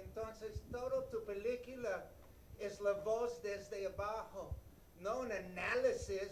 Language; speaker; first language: Spanish; non-native, learner; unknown